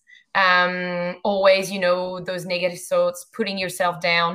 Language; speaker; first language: English; non-native, fluent; French